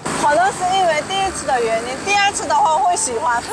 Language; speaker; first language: Chinese; non-native, fluent; Korean